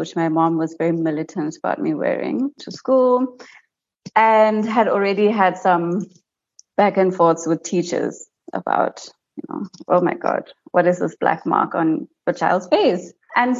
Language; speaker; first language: English; native; English